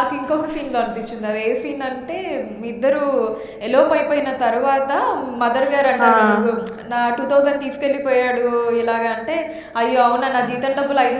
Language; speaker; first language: Telugu; native; Telugu